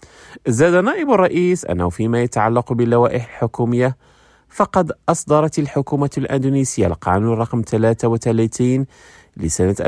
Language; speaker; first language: Arabic; non-native, fluent; Indonesian